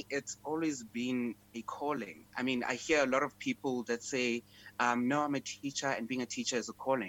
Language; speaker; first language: English; non-native, local second language; Xhosa